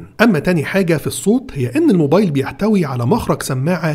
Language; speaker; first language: Arabic; native; Arabic